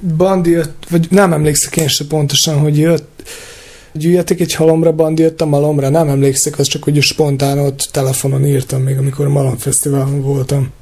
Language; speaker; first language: Hungarian; native; Hungarian